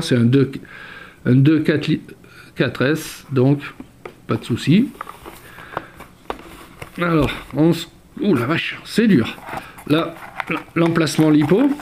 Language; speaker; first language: French; native; French